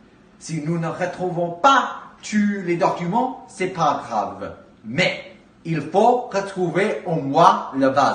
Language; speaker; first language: French; non-native, learner; English